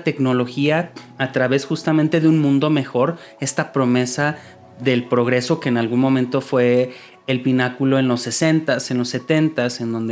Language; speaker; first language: Spanish; native; Spanish